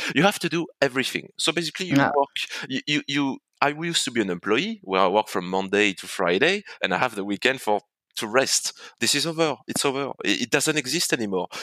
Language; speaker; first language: English; non-native, fluent; French